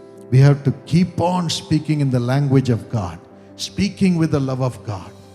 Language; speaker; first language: English; non-native, local second language; Tamil